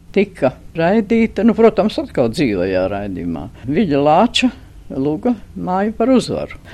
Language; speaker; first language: Latvian; native; Latvian